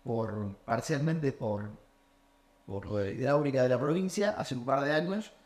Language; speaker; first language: Spanish; native; Spanish